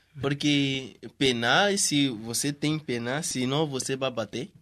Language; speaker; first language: Portuguese; non-native, learner; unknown